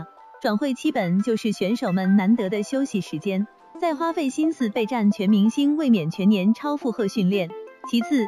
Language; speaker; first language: Chinese; native; Chinese